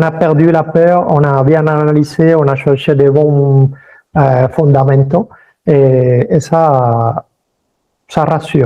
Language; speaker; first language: French; early bilingual, other home language; Spanish